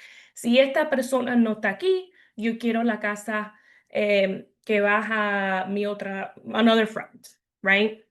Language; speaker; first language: Spanish; early bilingual, heritage; English